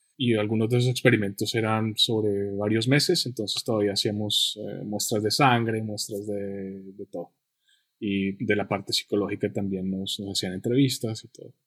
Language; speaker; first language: Spanish; native; Spanish